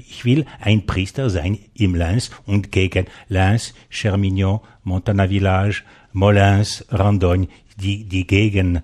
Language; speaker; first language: German; non-native, local second language; French